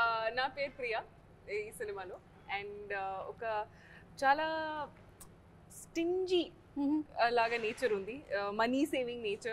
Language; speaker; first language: Telugu; non-native, learner; Hindi